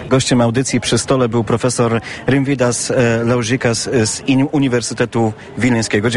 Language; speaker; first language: Polish; native; Polish